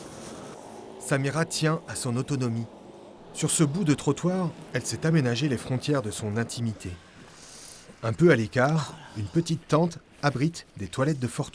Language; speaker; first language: French; native; French